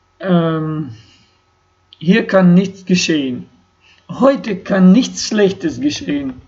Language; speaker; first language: German; non-native, learner; Ukrainian